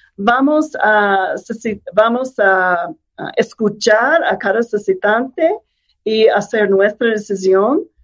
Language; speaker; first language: Spanish; non-native, fluent; English